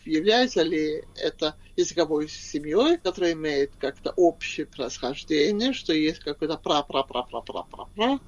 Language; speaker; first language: Russian; non-native, learner; Swedish